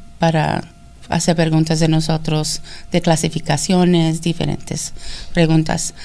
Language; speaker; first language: Spanish; early bilingual, heritage; Spanish